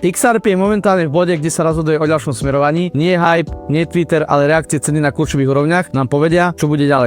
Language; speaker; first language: Slovak; native; Slovak